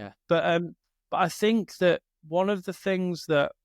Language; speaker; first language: English; native; English